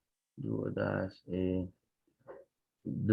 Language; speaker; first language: English; non-native, learner; Spanish